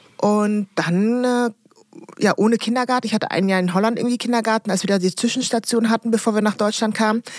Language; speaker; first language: German; early bilingual, other home language; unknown